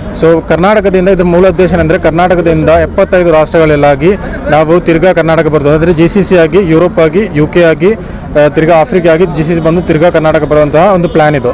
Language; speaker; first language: Kannada; native; Kannada